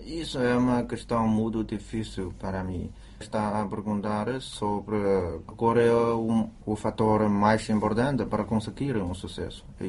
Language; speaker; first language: Portuguese; non-native, fluent; Chinese